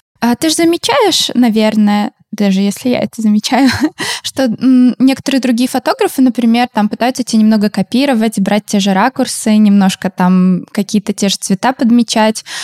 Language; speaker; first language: Russian; native; Russian